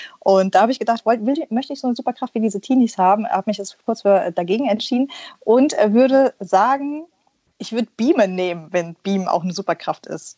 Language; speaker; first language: German; early bilingual, other home language; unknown